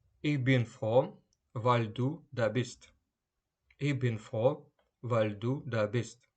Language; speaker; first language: German; non-native, fluent; Ukrainian